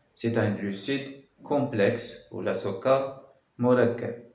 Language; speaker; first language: French; non-native, local second language; Arabic